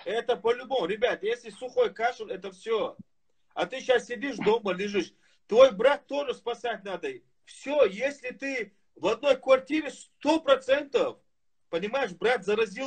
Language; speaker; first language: Russian; non-native, fluent; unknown